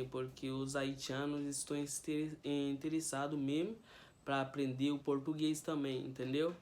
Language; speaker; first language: Portuguese; non-native, fluent; Haitian Creole